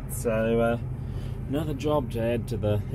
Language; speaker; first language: English; native; English